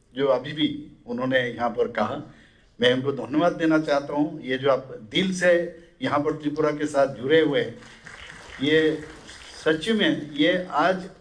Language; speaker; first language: Hindi; non-native, local second language; Bangla